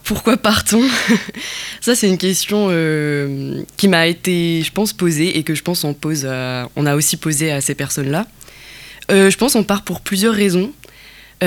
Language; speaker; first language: French; non-native, local second language; Kabyle